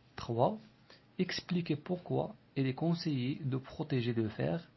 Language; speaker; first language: French; non-native, local second language; Arabic